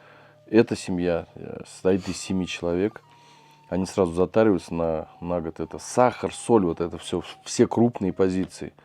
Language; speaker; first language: Russian; native; Russian